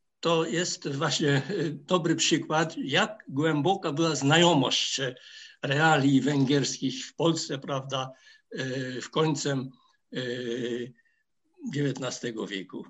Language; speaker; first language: Polish; non-native, fluent; Hungarian